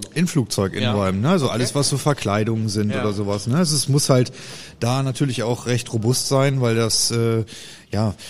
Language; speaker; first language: German; native; German